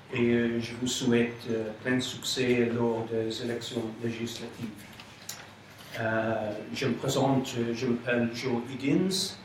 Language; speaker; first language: French; non-native, fluent; English